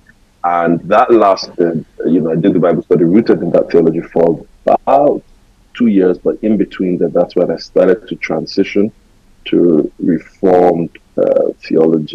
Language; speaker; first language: English; non-native, local second language; Yoruba